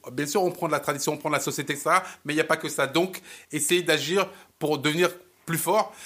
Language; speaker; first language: French; early bilingual, other home language; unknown